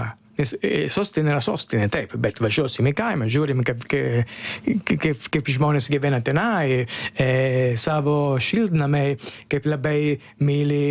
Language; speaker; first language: Lithuanian; non-native, learner; Italian